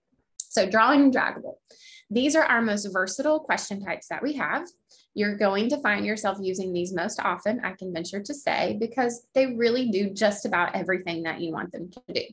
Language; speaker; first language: English; native; English